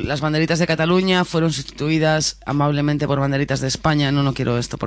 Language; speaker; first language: Spanish; native; Spanish